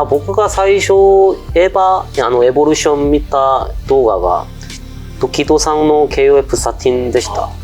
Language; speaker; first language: Japanese; non-native, fluent; Korean